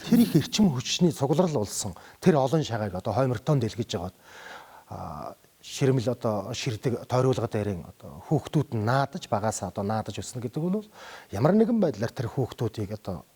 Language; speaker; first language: Mongolian; native; Mongolian